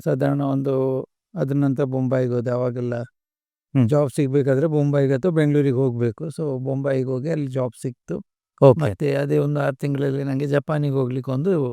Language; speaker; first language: Kannada; native; Kannada